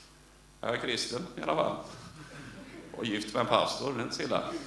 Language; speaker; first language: Swedish; native; Swedish